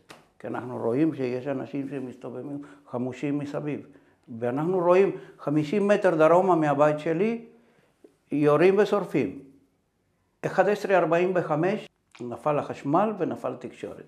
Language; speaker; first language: Hebrew; non-native, fluent; Spanish